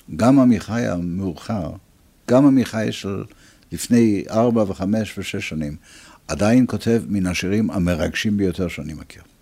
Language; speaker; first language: Hebrew; early bilingual, other home language; Italian